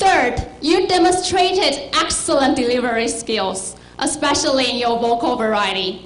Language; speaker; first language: English; non-native, fluent; Chinese